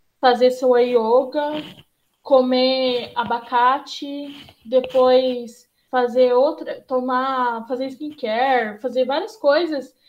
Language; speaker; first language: Portuguese; native; Portuguese